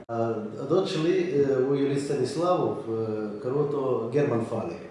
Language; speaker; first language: Hebrew; non-native, fluent; Russian